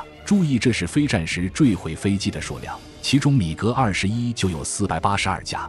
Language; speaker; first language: Chinese; native; Chinese